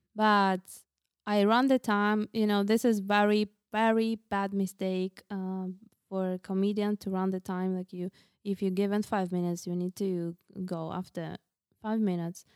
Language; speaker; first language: English; non-native, fluent; Russian